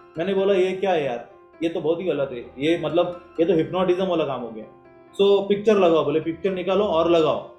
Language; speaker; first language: Hindi; non-native, local second language; Marathi